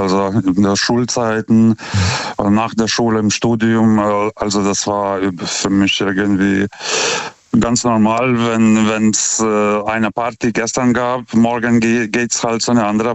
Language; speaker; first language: German; non-native, fluent; Lithuanian